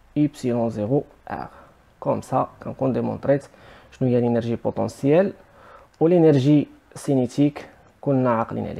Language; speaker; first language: French; non-native, local second language; Arabic